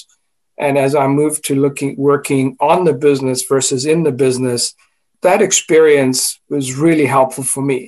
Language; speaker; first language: English; non-native, fluent; Greek